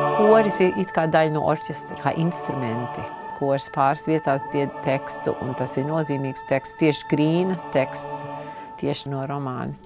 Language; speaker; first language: Latvian; early bilingual, heritage; Latvian